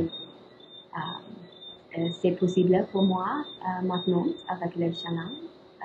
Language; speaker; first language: French; non-native, learner; English